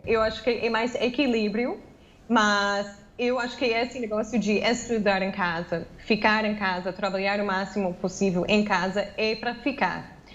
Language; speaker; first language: Portuguese; non-native, fluent; English